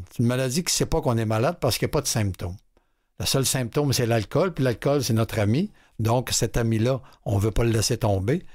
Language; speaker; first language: French; native; French